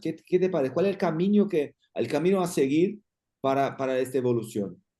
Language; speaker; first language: Spanish; non-native, fluent; Portuguese